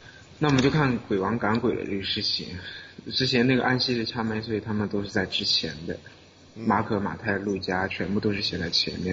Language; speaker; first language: Chinese; native; Chinese